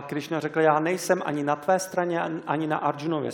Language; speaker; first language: Czech; native; Czech